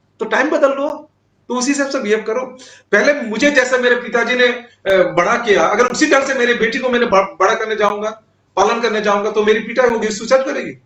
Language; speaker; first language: Hindi; non-native, local second language; Assamese